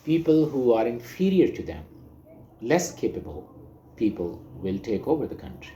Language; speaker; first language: English; non-native, local second language; Urdu